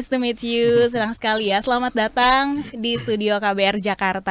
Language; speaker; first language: Indonesian; native; Indonesian